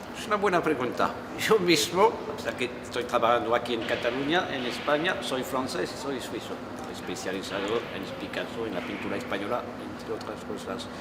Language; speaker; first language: Spanish; non-native, fluent; French